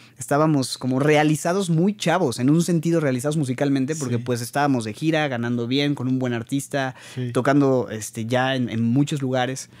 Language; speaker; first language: Spanish; native; Spanish